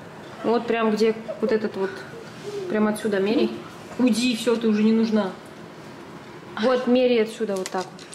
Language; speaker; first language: Russian; native; Russian